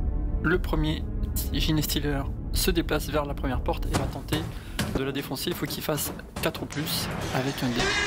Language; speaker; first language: French; native; French